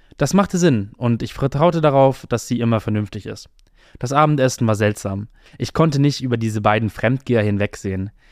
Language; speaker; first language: German; native; German